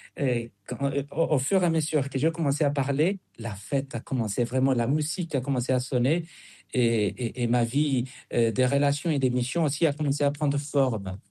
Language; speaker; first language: French; non-native, fluent; Spanish